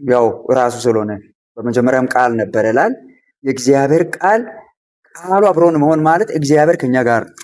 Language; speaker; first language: Amharic; non-native, local second language; Sidamo